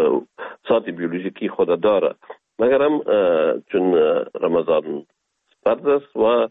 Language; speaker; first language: Persian; native; Persian